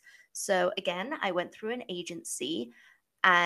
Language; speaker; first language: English; native; English